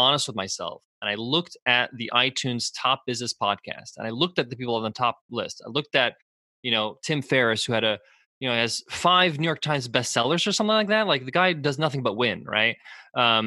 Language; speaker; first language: English; native; English